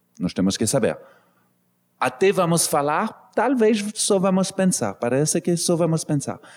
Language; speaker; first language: Portuguese; non-native, fluent; French